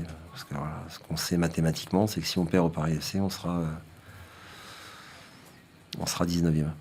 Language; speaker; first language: French; native; French